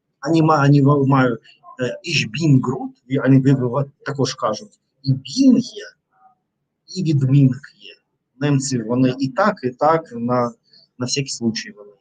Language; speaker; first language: Ukrainian; non-native, learner; Russian